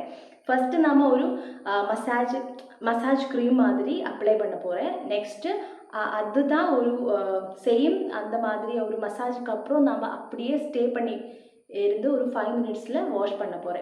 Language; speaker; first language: Tamil; non-native, learner; Malayalam